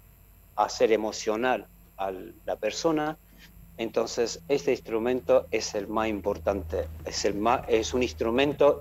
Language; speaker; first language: Spanish; non-native, fluent; Armenian